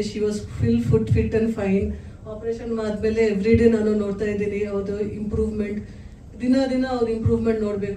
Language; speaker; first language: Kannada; non-native, fluent; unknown